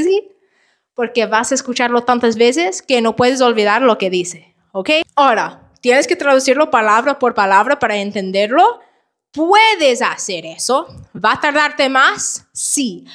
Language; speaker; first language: Spanish; non-native, fluent; English